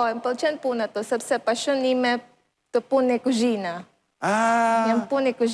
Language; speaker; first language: Albanian; non-native, learner; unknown